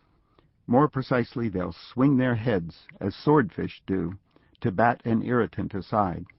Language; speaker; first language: English; native; English